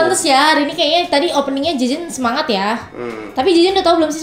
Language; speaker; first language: Indonesian; native; Indonesian